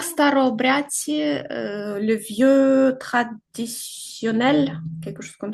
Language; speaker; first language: French; non-native, fluent; Ukrainian